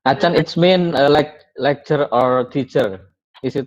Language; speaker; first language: English; non-native, learner; Indonesian